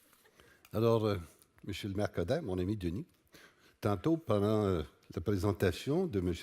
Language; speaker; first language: French; native; French